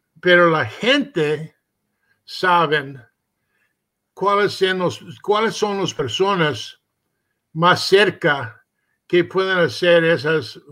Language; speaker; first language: Spanish; early bilingual, heritage; Spanish